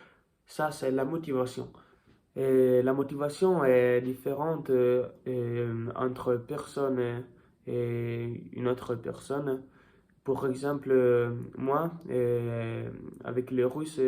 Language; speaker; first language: French; non-native, learner; Italian